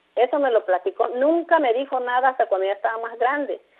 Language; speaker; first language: Spanish; native; Spanish